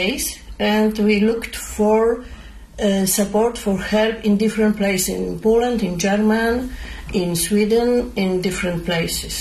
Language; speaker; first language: English; non-native, learner; Polish